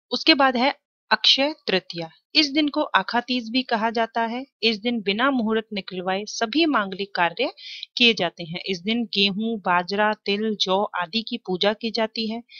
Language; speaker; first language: Hindi; native; Hindi